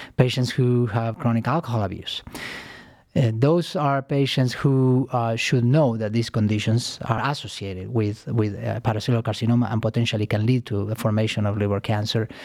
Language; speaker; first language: English; non-native, fluent; Spanish